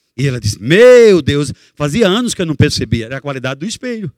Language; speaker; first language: Portuguese; native; Portuguese